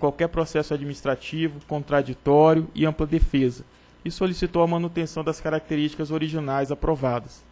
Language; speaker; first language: Portuguese; native; Portuguese